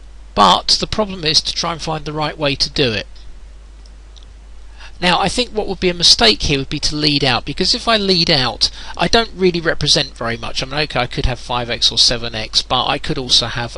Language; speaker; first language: English; native; English